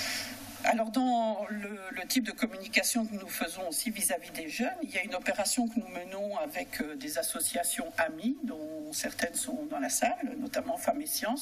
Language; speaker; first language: French; native; French